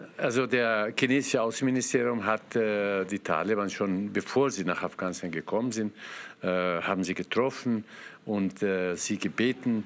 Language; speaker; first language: German; non-native, fluent; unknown